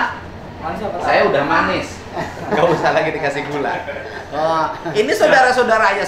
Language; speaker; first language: Indonesian; native; Indonesian